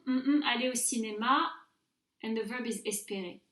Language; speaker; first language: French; non-native, fluent; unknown